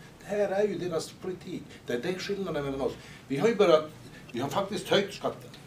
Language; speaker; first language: Swedish; native; Swedish